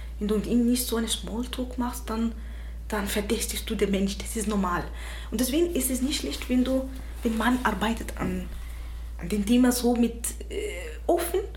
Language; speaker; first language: German; non-native, fluent; Arabic